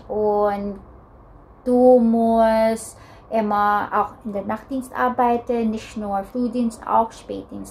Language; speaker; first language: German; non-native, learner; Filipino